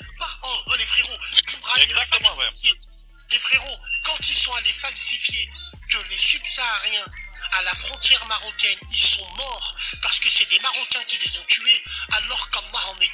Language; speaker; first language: French; early bilingual, other home language; Arabic